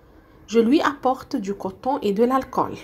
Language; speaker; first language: French; non-native, fluent; Arabic